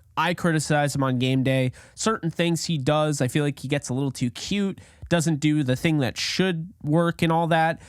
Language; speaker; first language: English; native; English